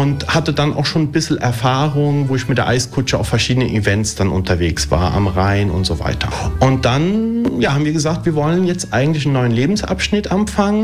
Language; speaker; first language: German; early bilingual, other home language; Italian